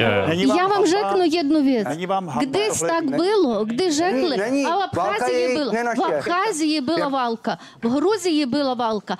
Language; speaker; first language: Czech; non-native, learner; Ukrainian